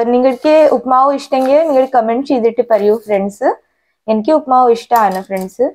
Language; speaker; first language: Malayalam; non-native, learner; Hindi